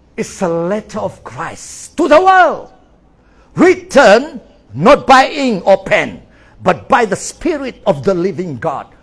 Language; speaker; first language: English; non-native, local second language; Malay